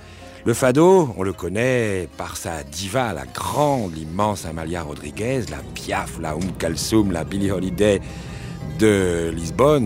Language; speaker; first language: French; native; French